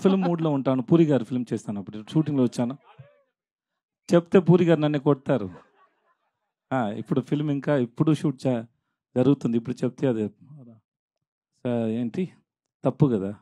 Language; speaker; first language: Telugu; non-native, learner; Tamil